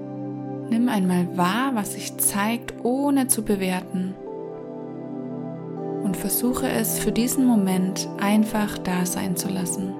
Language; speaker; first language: German; native; German